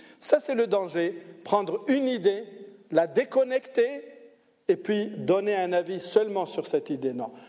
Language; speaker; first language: French; non-native, local second language; Arabic